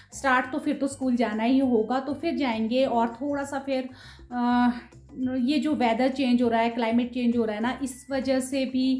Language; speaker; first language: Hindi; non-native, local second language; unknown